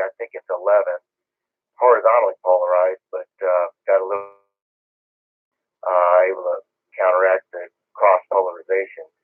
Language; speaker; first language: English; native; English